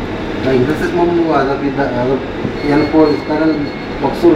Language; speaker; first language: Arabic; non-native, learner; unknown